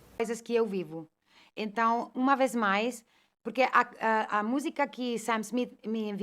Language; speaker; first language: Portuguese; non-native, fluent; Italian